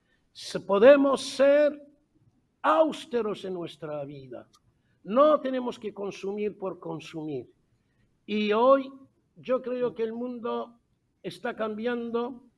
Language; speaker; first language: Spanish; non-native, fluent; Arabic